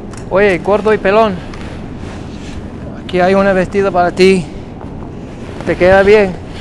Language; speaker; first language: Spanish; non-native, fluent; English